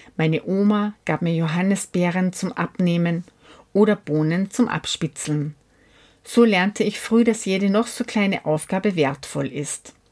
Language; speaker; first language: German; native; German